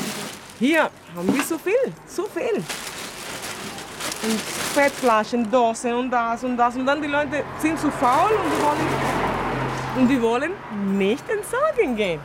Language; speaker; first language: German; non-native, fluent; Spanish